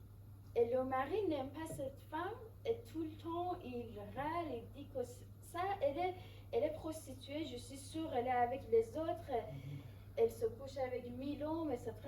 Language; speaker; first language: French; non-native, fluent; Persian